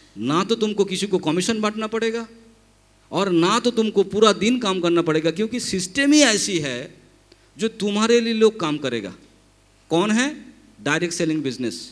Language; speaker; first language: Hindi; non-native, local second language; Bangla